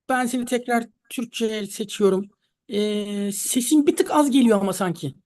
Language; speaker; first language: Turkish; native; Turkish